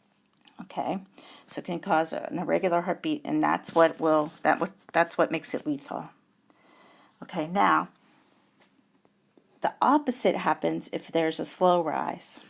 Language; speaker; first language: English; native; English